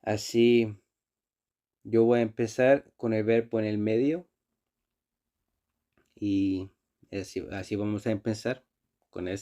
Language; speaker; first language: Spanish; non-native, fluent; Icelandic